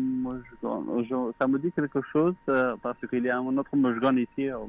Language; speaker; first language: French; non-native, fluent; Persian